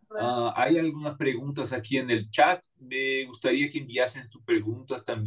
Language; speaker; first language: Spanish; non-native, fluent; Portuguese